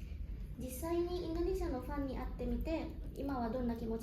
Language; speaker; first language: Japanese; non-native, fluent; Indonesian